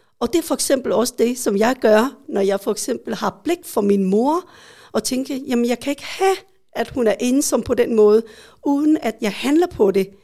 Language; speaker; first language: Danish; early bilingual, other home language; Vietnamese